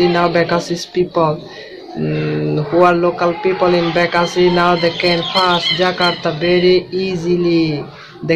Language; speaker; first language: English; non-native, local second language; Bangla